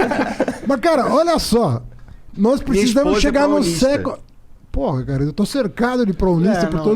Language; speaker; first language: Portuguese; native; Portuguese